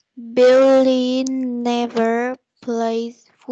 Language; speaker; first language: English; non-native, learner; Vietnamese